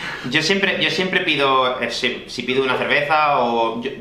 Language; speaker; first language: Spanish; native; Spanish